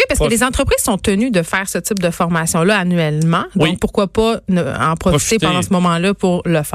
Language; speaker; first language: French; native; French